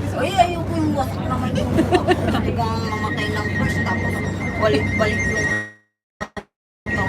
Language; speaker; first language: Filipino; native; Filipino